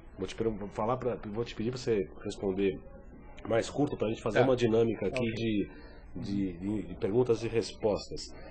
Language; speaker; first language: Portuguese; native; Portuguese